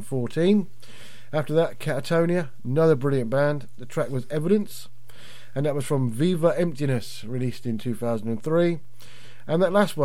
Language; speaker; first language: English; native; English